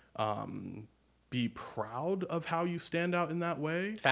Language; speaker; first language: English; early bilingual, other home language; Yoruba